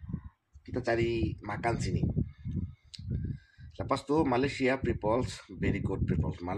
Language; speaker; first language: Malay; non-native, learner; Bangla